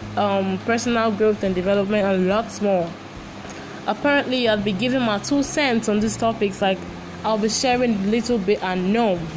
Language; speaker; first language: English; non-native, local second language; Igbo